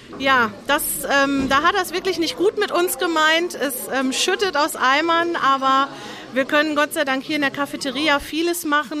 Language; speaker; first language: German; native; German